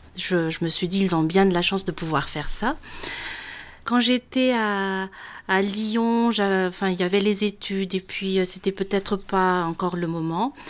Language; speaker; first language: French; non-native, local second language; Malagasy